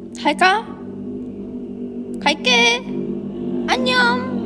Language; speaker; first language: Korean; non-native, fluent; Chinese